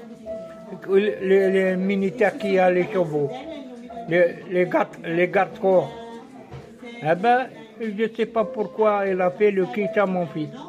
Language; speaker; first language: French; non-native, local second language; Arabic